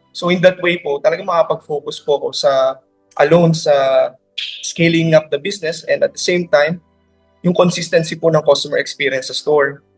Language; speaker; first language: Filipino; native; Filipino